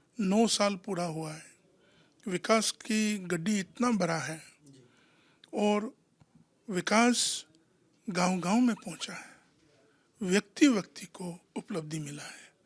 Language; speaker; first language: Hindi; non-native, local second language; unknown